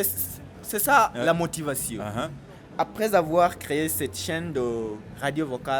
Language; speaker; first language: French; non-native, fluent; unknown